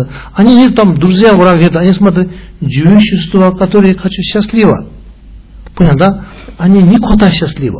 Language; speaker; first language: Russian; non-native, learner; Tibetan